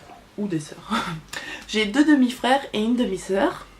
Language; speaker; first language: French; native; French